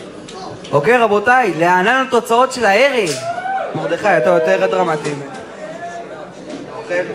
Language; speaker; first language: Hebrew; native; Hebrew